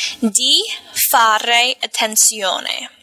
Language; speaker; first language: Italian; non-native, fluent; English